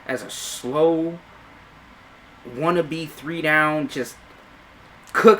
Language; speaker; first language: English; native; English